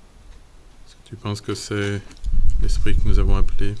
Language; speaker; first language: French; native; French